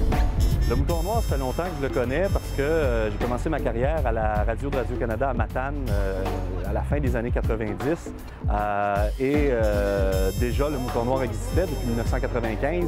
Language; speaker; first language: French; native; French